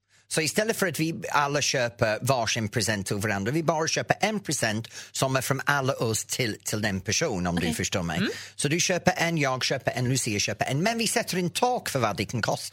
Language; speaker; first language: Swedish; non-native, fluent; English